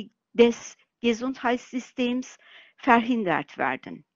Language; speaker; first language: German; non-native, fluent; Turkish